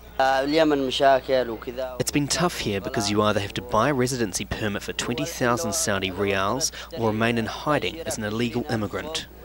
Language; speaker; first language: English; non-native, fluent; Arabic